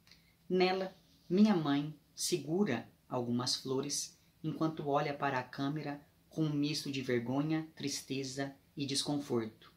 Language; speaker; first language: Portuguese; native; Portuguese